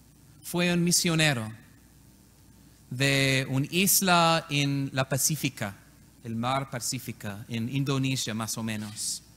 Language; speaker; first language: Spanish; non-native, learner; English